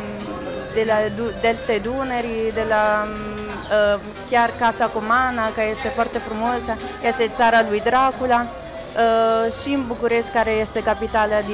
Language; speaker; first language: Romanian; non-native, learner; Italian